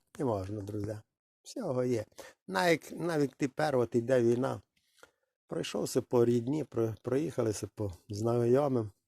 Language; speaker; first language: Ukrainian; non-native, local second language; Russian